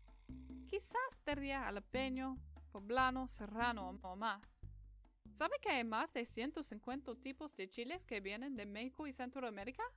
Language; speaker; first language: Spanish; non-native, learner; English